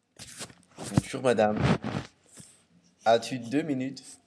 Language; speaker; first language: French; non-native, learner; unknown